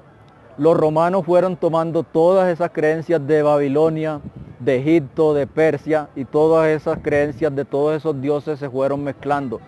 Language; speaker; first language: Spanish; native; Spanish